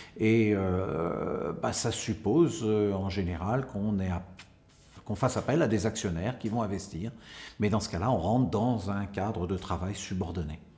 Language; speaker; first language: French; native; French